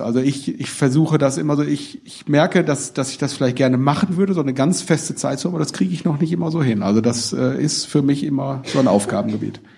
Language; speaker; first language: German; native; German